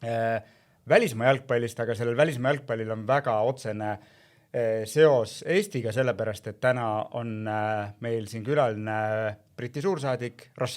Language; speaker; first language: Estonian; native; Estonian